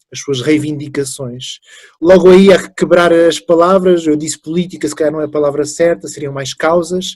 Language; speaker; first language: Portuguese; early bilingual, other home language; French